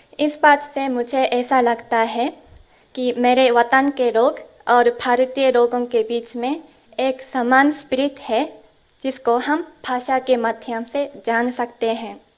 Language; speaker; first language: Hindi; non-native, fluent; Korean